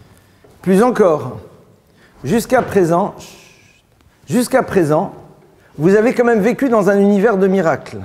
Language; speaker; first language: French; native; French